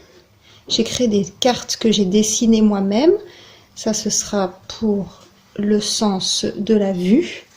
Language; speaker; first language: French; native; French